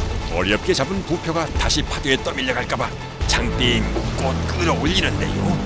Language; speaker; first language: Korean; native; Korean